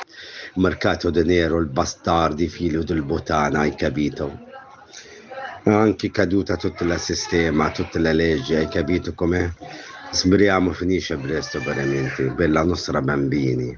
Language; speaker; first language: Italian; non-native, learner; Arabic